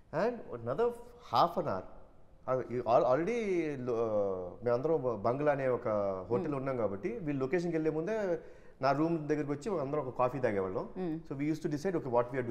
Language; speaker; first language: Telugu; native; Telugu